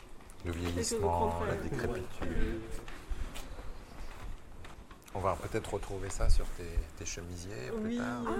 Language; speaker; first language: French; native; French